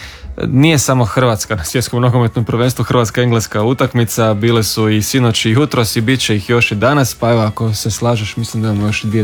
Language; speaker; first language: Serbian; native; Serbian